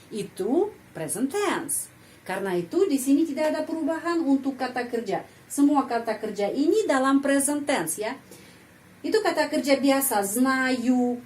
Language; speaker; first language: Indonesian; non-native, fluent; Russian